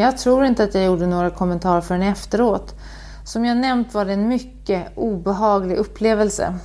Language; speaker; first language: Swedish; native; Swedish